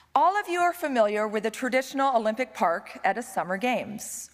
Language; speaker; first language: English; native; English